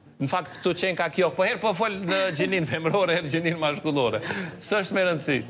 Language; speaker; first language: Albanian; native; Albanian